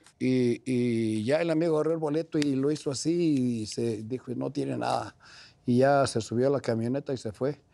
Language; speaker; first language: Spanish; native; Spanish